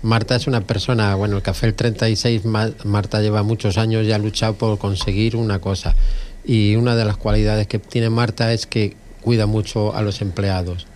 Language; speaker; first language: Spanish; native; Spanish